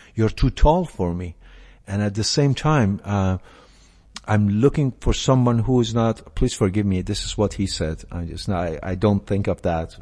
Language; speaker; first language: English; non-native, fluent; Persian